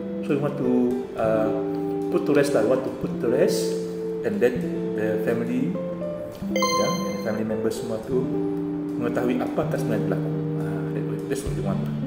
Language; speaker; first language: English; non-native, local second language; Malay